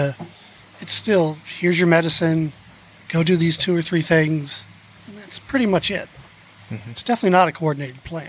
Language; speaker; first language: English; native; English